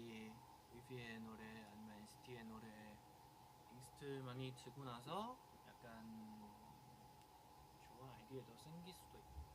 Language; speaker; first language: Korean; non-native, fluent; Chinese